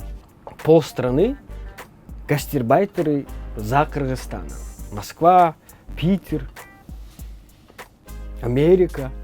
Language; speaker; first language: Russian; non-native, local second language; Kyrgyz